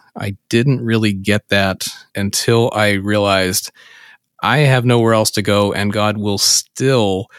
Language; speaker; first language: English; native; English